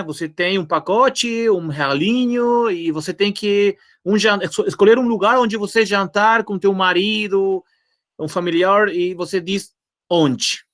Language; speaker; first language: Portuguese; non-native, fluent; Spanish